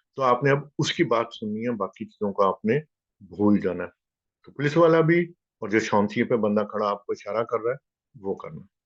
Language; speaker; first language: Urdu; native; Urdu